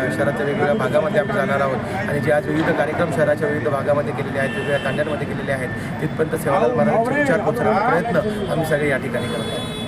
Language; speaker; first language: Marathi; non-native, local second language; Lambadi